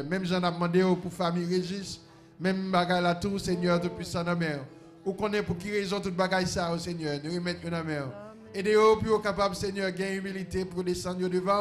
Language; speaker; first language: French; non-native, local second language; Haitian Creole